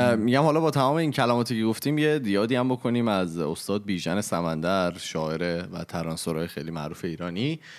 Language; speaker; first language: Persian; native; Persian